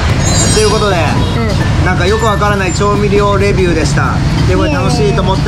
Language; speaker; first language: Japanese; native; Japanese